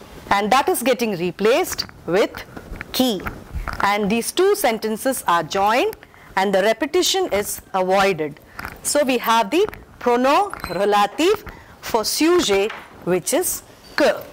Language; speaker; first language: English; non-native, local second language; Telugu